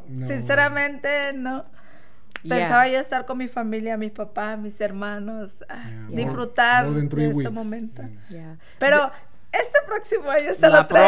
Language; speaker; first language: Spanish; native; Spanish